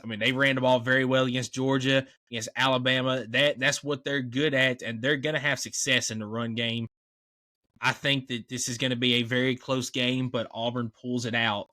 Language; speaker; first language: English; native; English